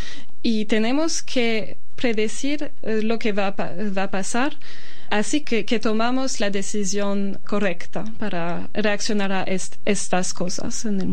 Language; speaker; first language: Spanish; non-native, fluent; Albanian